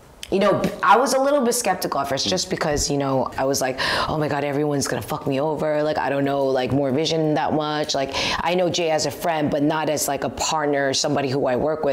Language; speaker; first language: English; early bilingual, other home language; Korean